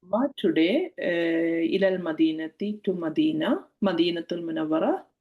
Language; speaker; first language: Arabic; non-native, learner; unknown